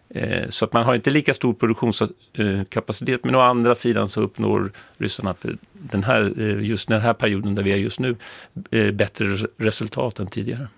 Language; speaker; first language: Swedish; native; Swedish